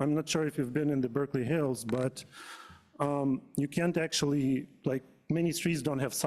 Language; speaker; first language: English; non-native, fluent; Ukrainian